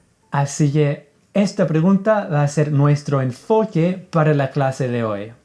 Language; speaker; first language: Spanish; non-native, fluent; English